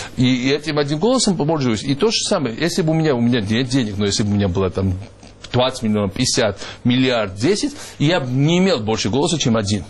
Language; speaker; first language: Russian; non-native, local second language; Georgian